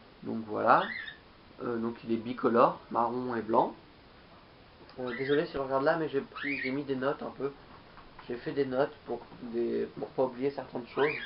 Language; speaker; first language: French; native; French